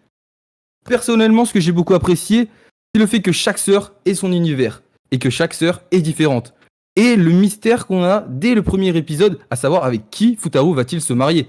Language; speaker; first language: French; native; French